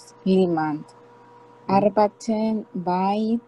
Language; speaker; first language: German; non-native, learner; Spanish